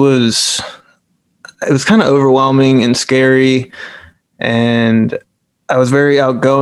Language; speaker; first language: English; native; English